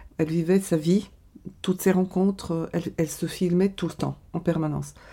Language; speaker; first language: French; non-native, fluent; Bulgarian